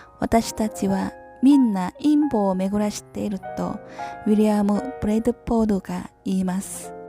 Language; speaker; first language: Japanese; non-native, learner; Korean